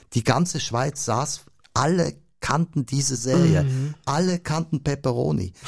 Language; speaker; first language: German; native; German